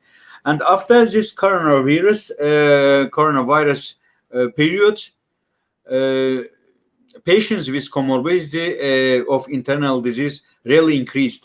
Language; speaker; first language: English; non-native, learner; Russian